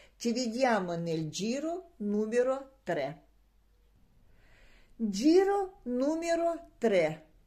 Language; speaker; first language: Italian; non-native, learner; Russian